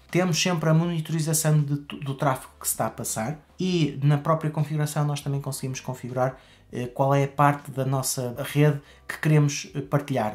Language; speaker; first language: Portuguese; native; Portuguese